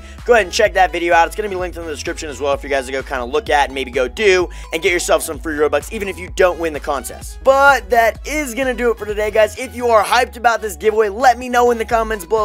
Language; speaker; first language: English; native; English